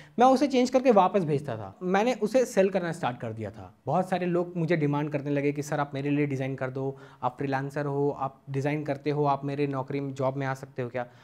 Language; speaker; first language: Hindi; native; Hindi